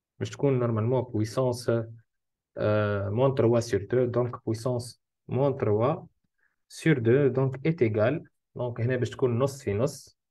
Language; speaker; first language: French; non-native, local second language; Arabic